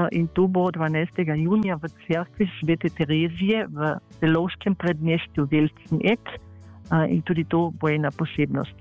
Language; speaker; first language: Slovenian; native; Slovenian